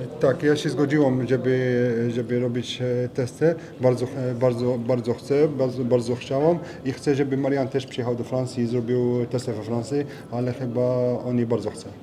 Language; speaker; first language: Polish; non-native, learner; French